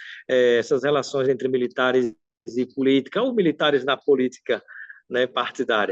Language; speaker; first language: Portuguese; native; Portuguese